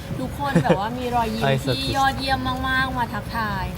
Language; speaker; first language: Thai; native; Thai